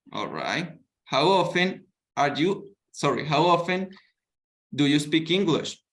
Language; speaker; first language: English; non-native, fluent; Spanish